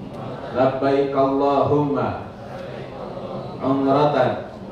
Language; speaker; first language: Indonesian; native; Indonesian